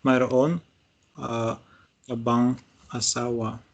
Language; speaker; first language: Filipino; non-native, learner; Russian